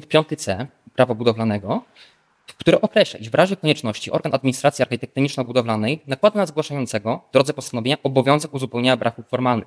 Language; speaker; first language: Polish; native; Polish